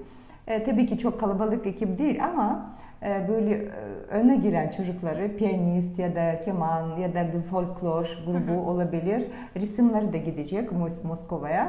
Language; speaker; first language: Turkish; non-native, fluent; Russian